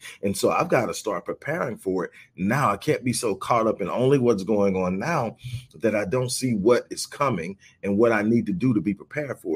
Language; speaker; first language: English; native; English